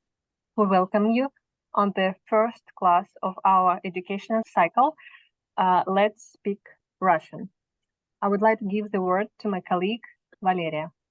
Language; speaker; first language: English; non-native, fluent; Russian